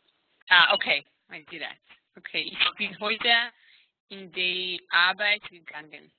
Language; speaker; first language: German; non-native, learner; Hebrew